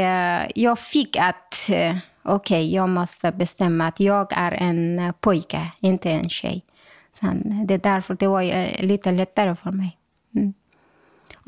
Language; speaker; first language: Swedish; non-native, local second language; Persian